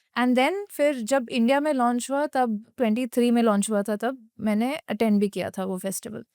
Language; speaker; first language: Hindi; non-native, local second language; Gujarati